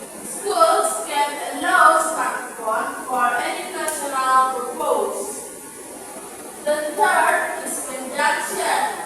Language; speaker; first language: English; non-native, fluent; Indonesian